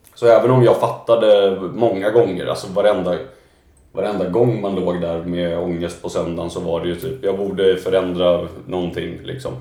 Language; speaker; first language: Swedish; native; Swedish